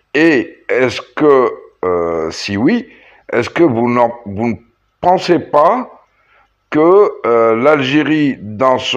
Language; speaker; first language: French; non-native, local second language; Arabic